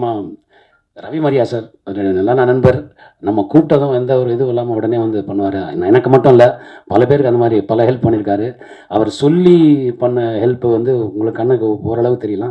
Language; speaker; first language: Tamil; native; Tamil